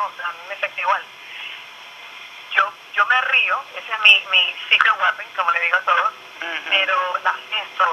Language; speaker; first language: Spanish; early bilingual, other home language; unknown